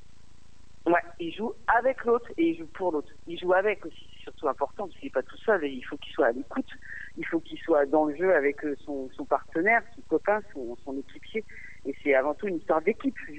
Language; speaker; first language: French; native; French